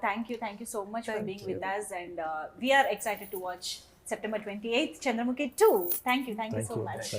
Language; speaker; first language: Telugu; native; Telugu